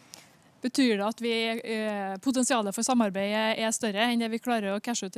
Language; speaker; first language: Norwegian; native; Norwegian